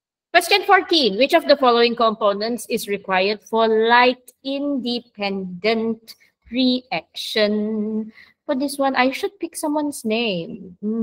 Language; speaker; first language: English; non-native, local second language; Malay